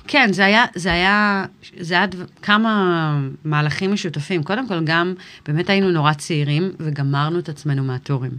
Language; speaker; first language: Hebrew; early bilingual, other home language; English